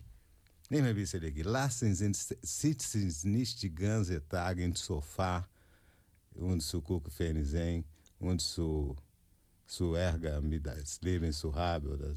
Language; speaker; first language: German; non-native, fluent; Portuguese